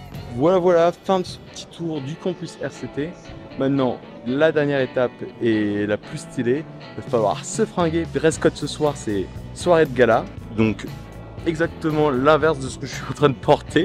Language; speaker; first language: French; native; French